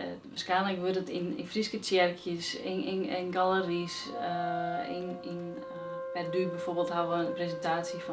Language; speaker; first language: Dutch; non-native, local second language; Western Frisian